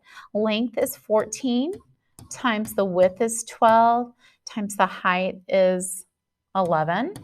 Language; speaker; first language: English; native; English